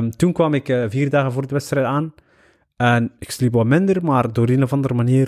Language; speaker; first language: Dutch; early bilingual, other home language; Somali